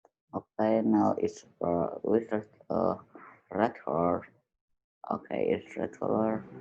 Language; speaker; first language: English; non-native, learner; Indonesian